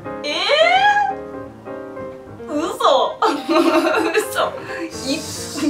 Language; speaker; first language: Japanese; native; Japanese